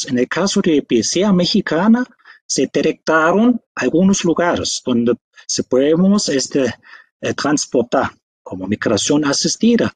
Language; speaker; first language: Spanish; non-native, fluent; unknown